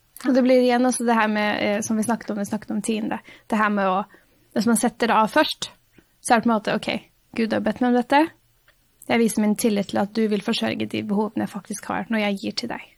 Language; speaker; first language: Norwegian; native; Norwegian